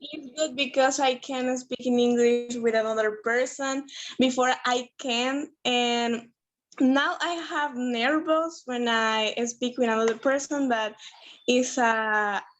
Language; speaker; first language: English; non-native, learner; Spanish